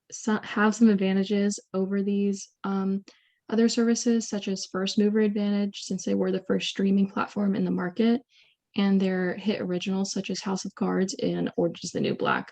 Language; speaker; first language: English; native; English